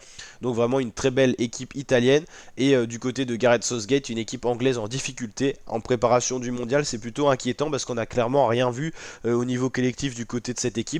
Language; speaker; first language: French; native; French